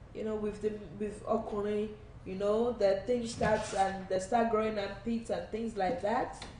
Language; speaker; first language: English; non-native, local second language; Yoruba